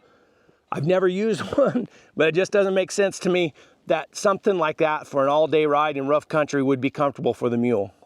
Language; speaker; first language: English; native; English